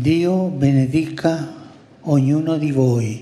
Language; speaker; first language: Italian; non-native, fluent; Spanish